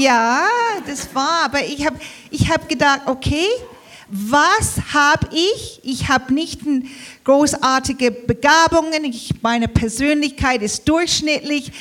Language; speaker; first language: German; early bilingual, heritage; English